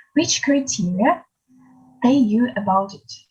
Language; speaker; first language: English; non-native, learner; Ukrainian